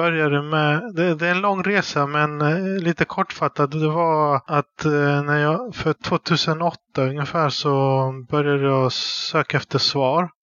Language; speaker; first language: Swedish; early bilingual, other home language; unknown